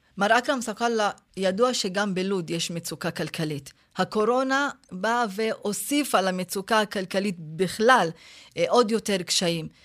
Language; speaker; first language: Hebrew; non-native, local second language; Arabic